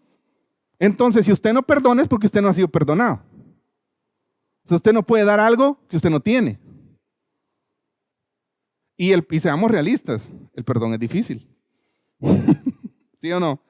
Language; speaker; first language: Spanish; native; Spanish